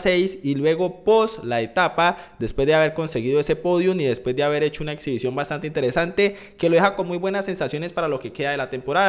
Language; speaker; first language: Spanish; native; Spanish